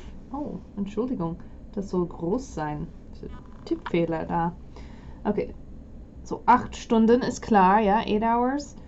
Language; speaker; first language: German; non-native, fluent; English